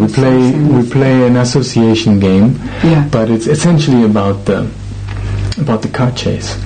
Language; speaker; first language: English; non-native, fluent; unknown